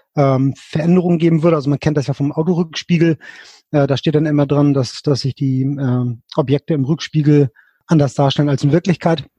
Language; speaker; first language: German; native; German